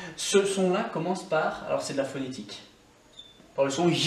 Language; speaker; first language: French; non-native, fluent; English